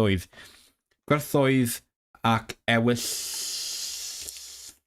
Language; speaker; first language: Welsh; non-native, learner; Cantonese